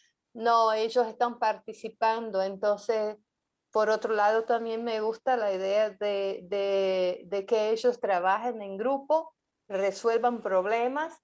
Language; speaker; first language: Spanish; non-native, fluent; Portuguese